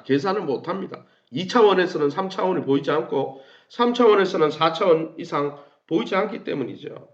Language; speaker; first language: Korean; native; Korean